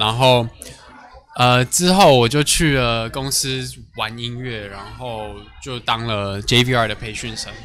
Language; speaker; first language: Chinese; early bilingual, heritage; Chinese